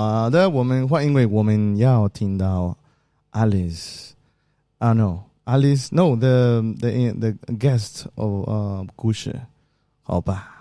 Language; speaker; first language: Chinese; non-native, learner; Spanish